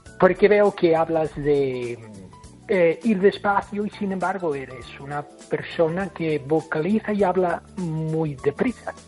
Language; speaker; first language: Spanish; non-native, fluent; English